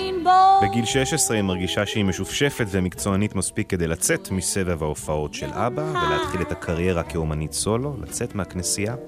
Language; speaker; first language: Hebrew; native; Hebrew